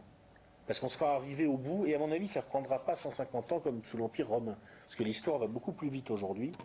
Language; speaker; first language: French; native; French